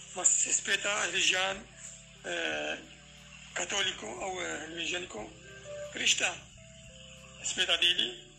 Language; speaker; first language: Portuguese; non-native, fluent; Arabic